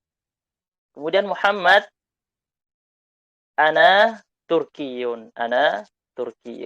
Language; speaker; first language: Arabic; non-native, fluent; Indonesian